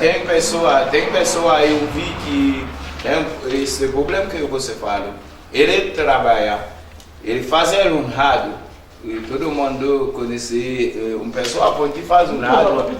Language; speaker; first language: Portuguese; non-native, learner; Haitian Creole